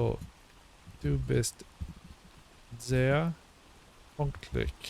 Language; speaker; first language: German; non-native, learner; English